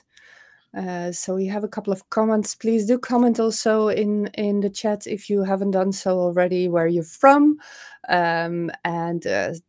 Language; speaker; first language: English; non-native, fluent; Dutch